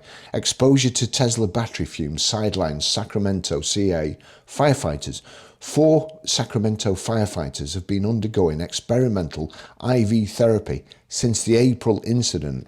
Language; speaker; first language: English; native; English